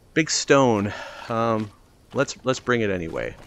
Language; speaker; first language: English; native; English